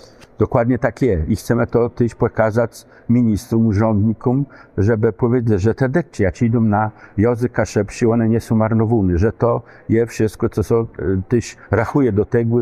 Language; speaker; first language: Polish; non-native, local second language; Kashubian